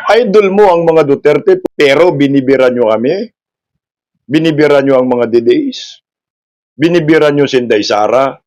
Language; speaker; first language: Filipino; non-native, local second language; Cebuano